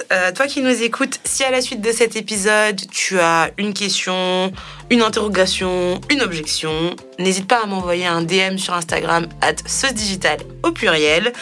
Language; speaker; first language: French; native; French